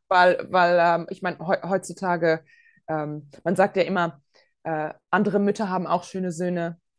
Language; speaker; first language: German; early bilingual, other home language; Latvian